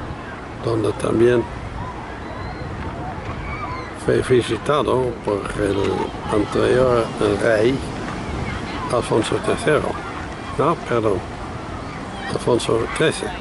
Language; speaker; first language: Spanish; non-native, fluent; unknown